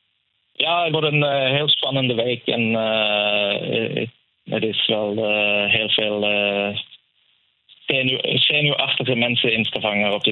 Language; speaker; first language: Dutch; non-native, fluent; Norwegian